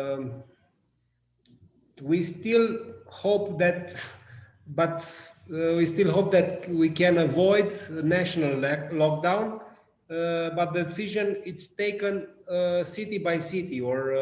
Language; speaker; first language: English; non-native, learner; Romanian